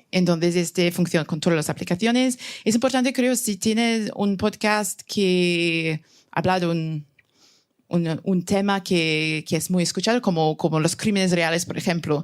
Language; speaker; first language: Spanish; non-native, fluent; English